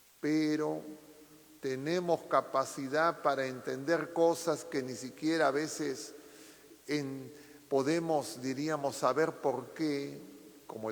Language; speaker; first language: Spanish; native; Spanish